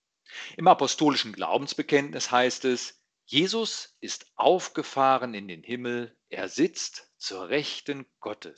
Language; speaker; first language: German; native; German